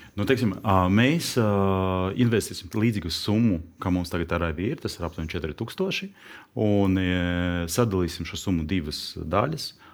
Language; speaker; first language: Latvian; non-native, local second language; Russian